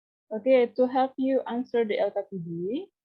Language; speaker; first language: English; non-native, learner; Indonesian